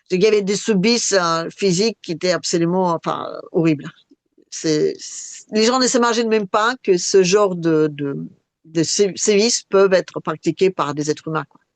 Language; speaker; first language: French; non-native, fluent; Russian